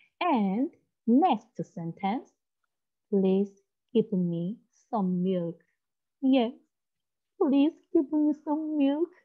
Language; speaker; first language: English; non-native, learner; Korean